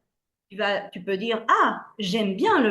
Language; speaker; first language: French; non-native, fluent; Spanish